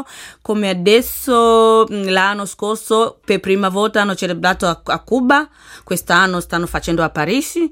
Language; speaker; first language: Italian; non-native, learner; Swahili